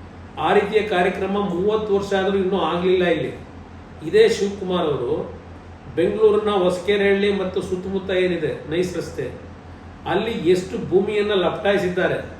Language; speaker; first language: Kannada; native; Kannada